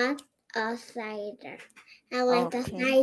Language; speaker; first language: English; non-native, learner; Korean